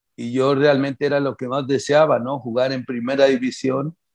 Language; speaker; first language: Spanish; native; Spanish